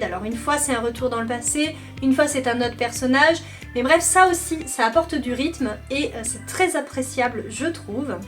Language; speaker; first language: French; native; French